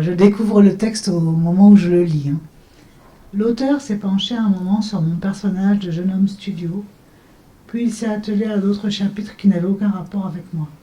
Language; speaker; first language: French; native; French